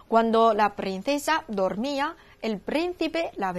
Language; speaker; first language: Spanish; non-native, learner; Chinese